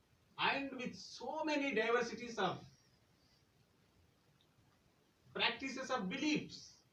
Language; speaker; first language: English; non-native, local second language; Telugu